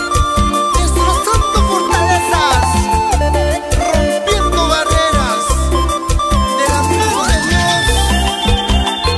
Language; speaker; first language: Spanish; native; Spanish